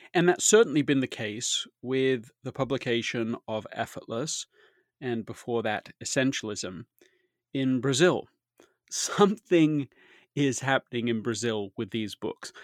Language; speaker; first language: English; native; English